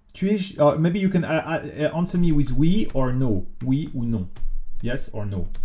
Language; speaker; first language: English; non-native, fluent; French